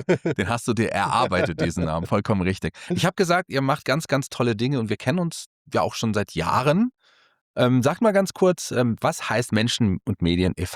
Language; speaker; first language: German; native; German